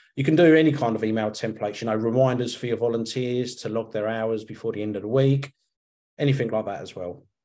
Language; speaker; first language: English; native; English